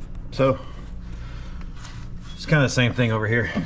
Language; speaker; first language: English; native; English